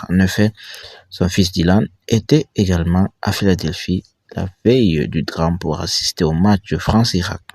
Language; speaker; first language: French; native; French